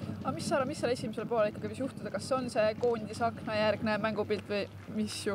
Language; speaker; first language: Estonian; native; Estonian